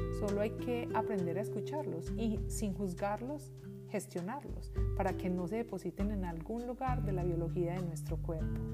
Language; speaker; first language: Spanish; native; Spanish